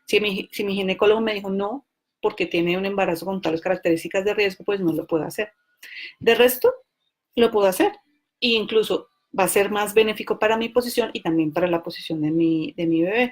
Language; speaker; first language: Spanish; native; Spanish